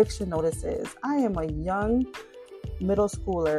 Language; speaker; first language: English; early bilingual, other home language; Spanish